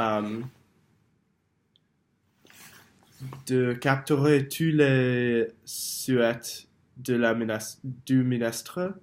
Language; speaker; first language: French; non-native, learner; English